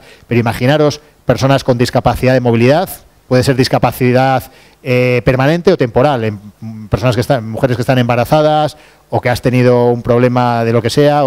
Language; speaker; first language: Spanish; native; Spanish